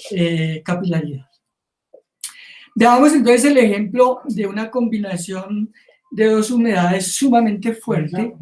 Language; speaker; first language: Spanish; native; Spanish